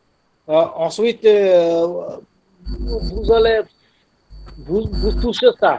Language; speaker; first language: French; non-native, fluent; Bangla